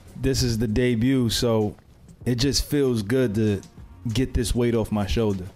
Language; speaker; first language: English; native; English